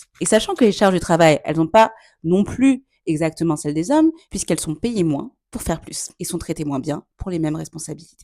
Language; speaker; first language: French; native; French